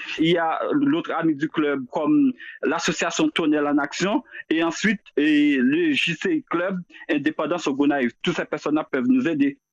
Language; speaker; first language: French; non-native, local second language; Haitian Creole